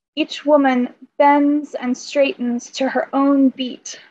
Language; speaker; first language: English; native; English